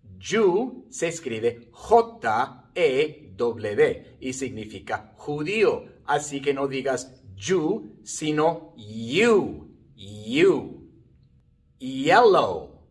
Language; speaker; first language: Spanish; non-native, fluent; English